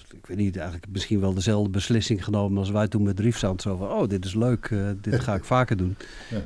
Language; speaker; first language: Dutch; native; Dutch